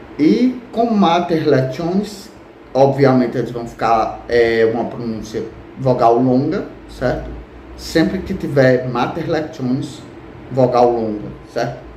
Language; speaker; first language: Portuguese; native; Portuguese